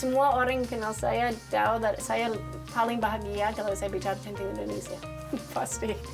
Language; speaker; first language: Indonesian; non-native, learner; English